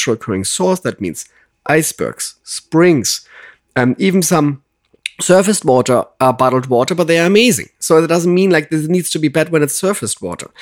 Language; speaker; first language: English; non-native, fluent; German